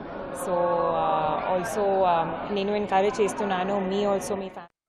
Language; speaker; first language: Telugu; non-native, learner; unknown